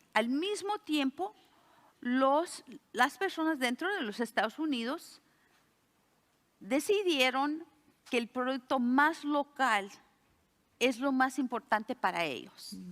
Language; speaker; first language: Spanish; early bilingual, heritage; Spanish